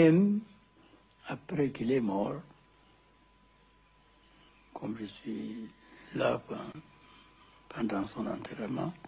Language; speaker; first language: French; non-native, fluent; Amharic